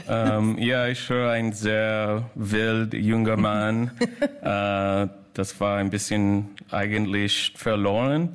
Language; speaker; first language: German; non-native, fluent; English